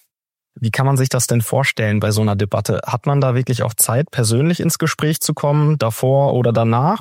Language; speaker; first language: German; native; German